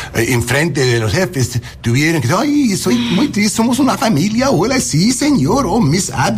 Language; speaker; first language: Spanish; early bilingual, heritage; English